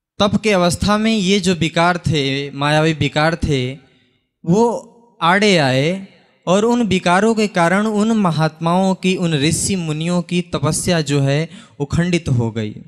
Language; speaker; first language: Hindi; native; Hindi